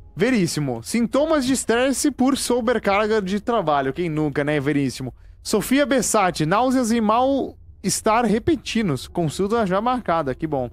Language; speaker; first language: Portuguese; native; Portuguese